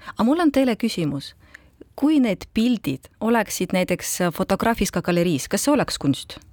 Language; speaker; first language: Estonian; non-native, local second language; Russian